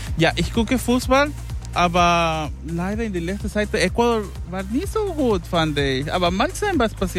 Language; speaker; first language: German; non-native, learner; Spanish